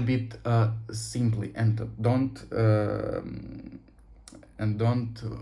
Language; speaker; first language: English; non-native, learner; Russian